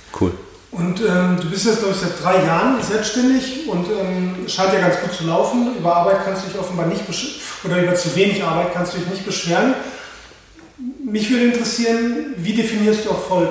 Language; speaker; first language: German; native; German